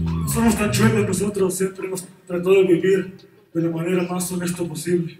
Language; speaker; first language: Spanish; non-native, local second language; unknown